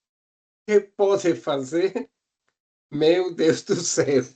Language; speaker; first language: Portuguese; non-native, fluent; Spanish